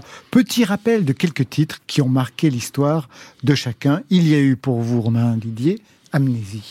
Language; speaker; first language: French; native; French